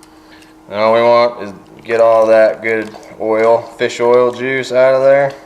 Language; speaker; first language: English; native; English